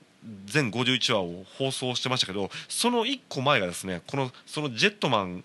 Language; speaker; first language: Japanese; native; Japanese